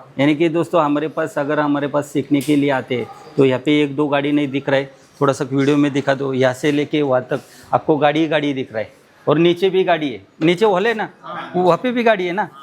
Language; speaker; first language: Hindi; non-native, local second language; Marathi